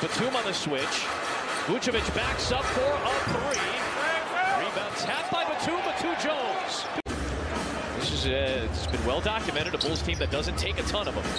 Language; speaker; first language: English; native; English